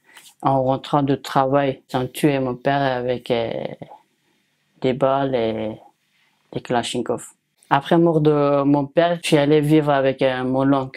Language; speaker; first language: French; non-native, learner; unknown